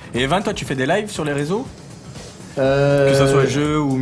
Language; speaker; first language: French; native; French